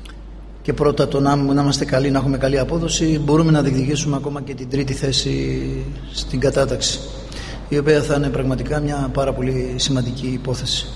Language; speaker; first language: Greek; native; Greek